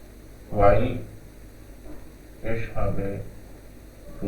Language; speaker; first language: German; non-native, learner; Hindi